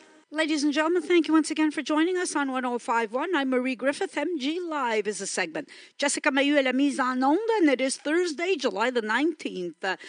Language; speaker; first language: English; early bilingual, other home language; Greek